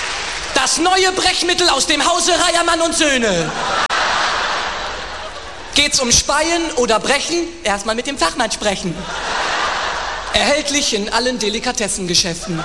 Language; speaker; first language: German; native; German